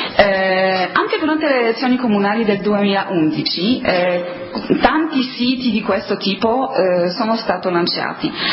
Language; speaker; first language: Italian; non-native, fluent; Polish